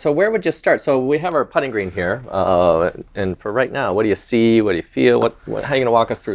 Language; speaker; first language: English; native; English